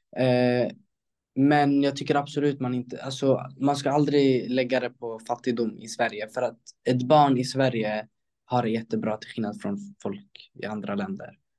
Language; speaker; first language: Swedish; early bilingual, other home language; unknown